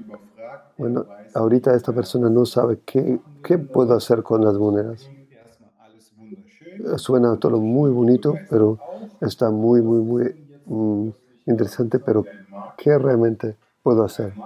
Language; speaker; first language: Spanish; non-native, fluent; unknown